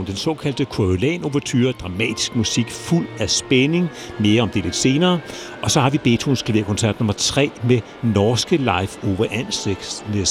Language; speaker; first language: Danish; native; Danish